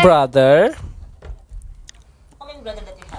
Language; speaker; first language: English; non-native, learner; Indonesian